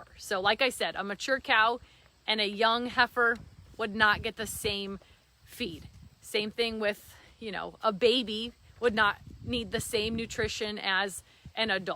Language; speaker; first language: English; native; English